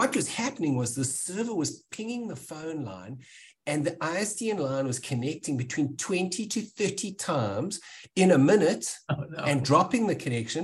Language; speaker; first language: English; native; English